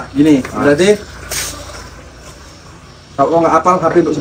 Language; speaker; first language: Malay; native; Malay